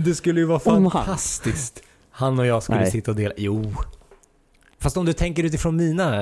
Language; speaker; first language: Swedish; native; Swedish